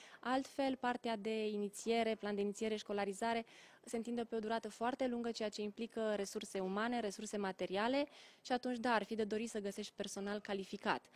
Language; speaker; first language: Romanian; native; Romanian